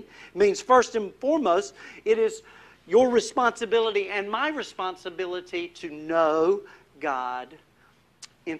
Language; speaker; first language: English; native; English